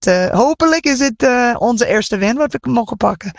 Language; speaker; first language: Dutch; non-native, fluent; English